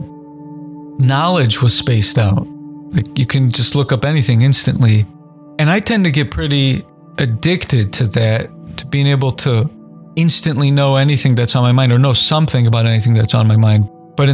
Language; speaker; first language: English; native; English